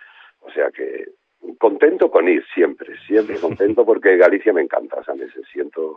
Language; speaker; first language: Spanish; native; Spanish